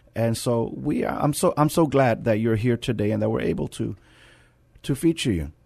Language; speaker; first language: English; native; English